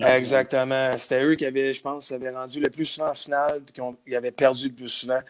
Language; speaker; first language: French; native; French